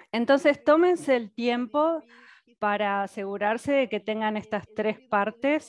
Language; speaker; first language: Spanish; native; Spanish